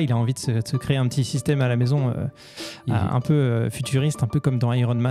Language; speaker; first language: French; native; French